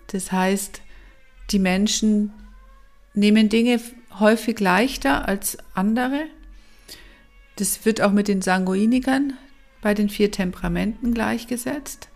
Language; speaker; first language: German; native; German